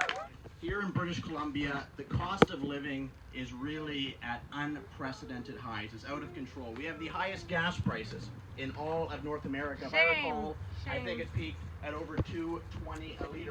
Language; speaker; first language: English; native; English